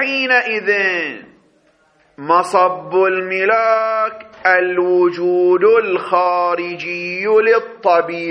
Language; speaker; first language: Arabic; native; Arabic